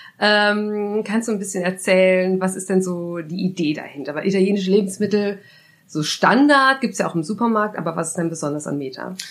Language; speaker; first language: German; native; German